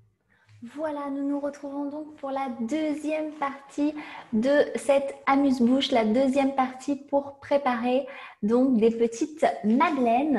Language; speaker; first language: French; native; French